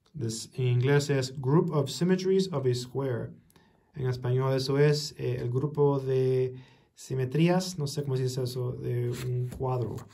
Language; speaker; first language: Spanish; early bilingual, heritage; Spanish